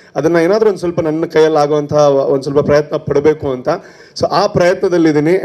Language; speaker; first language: Kannada; non-native, local second language; Tulu